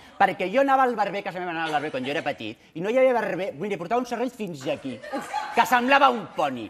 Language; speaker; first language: Catalan; native; Catalan